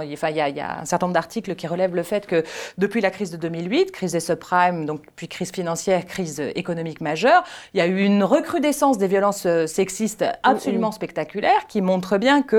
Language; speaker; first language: French; native; French